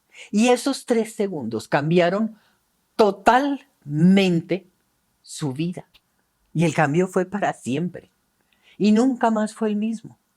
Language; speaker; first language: Spanish; native; Spanish